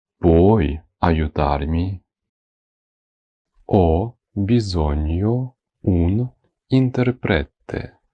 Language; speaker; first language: Italian; non-native, fluent; Ukrainian